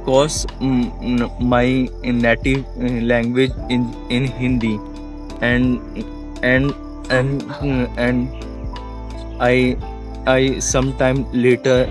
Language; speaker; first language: English; non-native, learner; Hindi